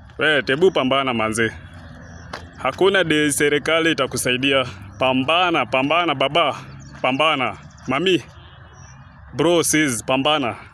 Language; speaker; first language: Swahili; native; Swahili